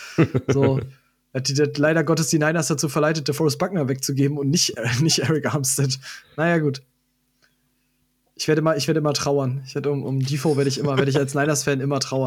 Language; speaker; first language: German; native; German